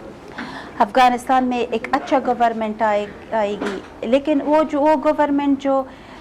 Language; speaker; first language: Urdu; non-native, fluent; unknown